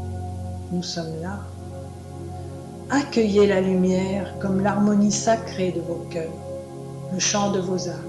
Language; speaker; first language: French; native; French